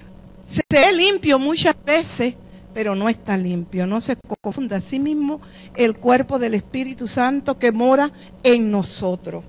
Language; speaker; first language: Spanish; native; Spanish